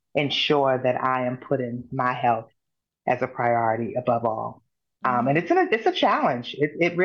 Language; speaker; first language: English; native; English